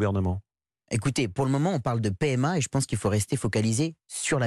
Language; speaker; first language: French; native; French